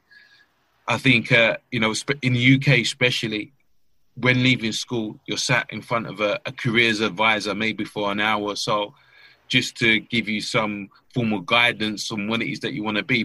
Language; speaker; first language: English; native; English